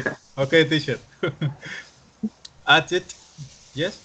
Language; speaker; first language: English; non-native, learner; Spanish